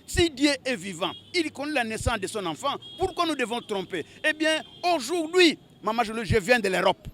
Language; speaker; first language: French; non-native, local second language; Lingala